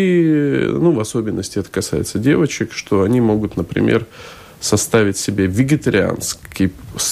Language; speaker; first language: Russian; native; Russian